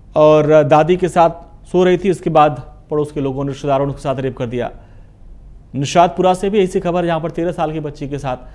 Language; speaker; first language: Hindi; native; Hindi